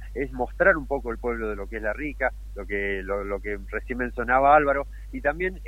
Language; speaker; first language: Spanish; native; Spanish